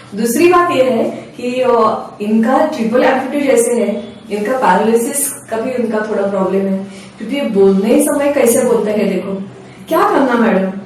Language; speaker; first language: Hindi; non-native, local second language; Marathi